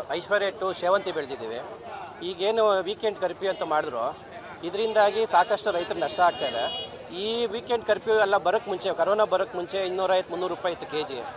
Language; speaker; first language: Kannada; native; Kannada